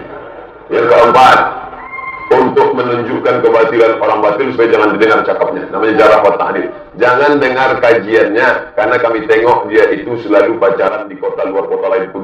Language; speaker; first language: Indonesian; non-native, local second language; Malay